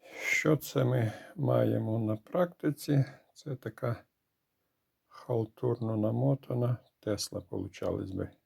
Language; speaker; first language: Ukrainian; native; Ukrainian